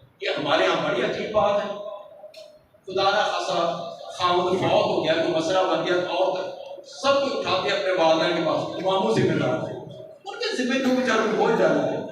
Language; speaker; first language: Urdu; non-native, local second language; Punjabi